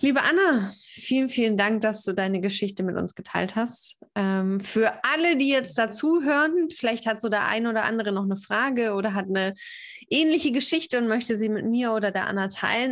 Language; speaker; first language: German; native; German